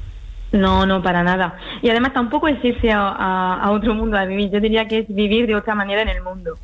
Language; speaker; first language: Spanish; early bilingual, heritage; French